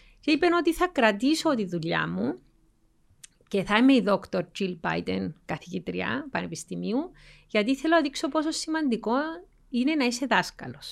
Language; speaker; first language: Greek; native; Greek